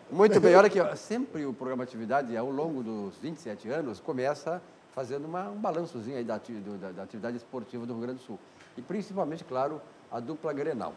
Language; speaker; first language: Portuguese; native; Portuguese